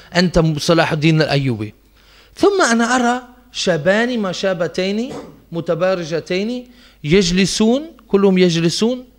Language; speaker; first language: Arabic; non-native, fluent; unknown